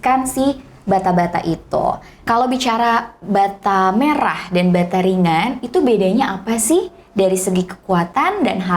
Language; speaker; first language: Indonesian; native; Indonesian